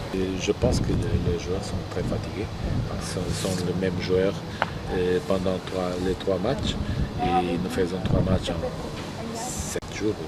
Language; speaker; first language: French; non-native, fluent; Portuguese